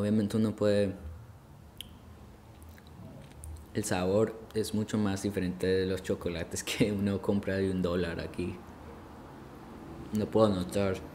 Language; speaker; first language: Spanish; early bilingual, heritage; Spanish